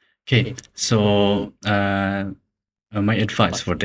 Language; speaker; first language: English; non-native, learner; Indonesian